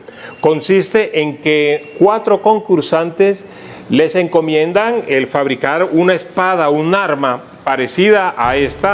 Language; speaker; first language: Spanish; native; Spanish